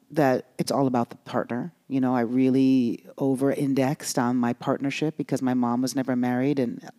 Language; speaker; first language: English; native; English